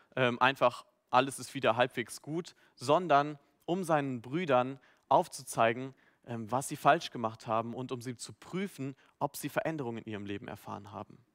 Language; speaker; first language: German; native; German